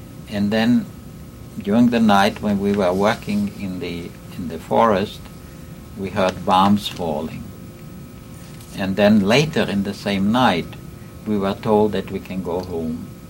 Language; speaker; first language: English; non-native, fluent; Yiddish